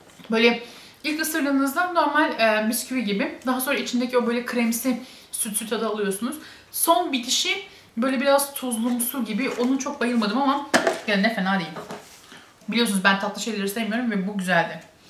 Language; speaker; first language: Turkish; native; Turkish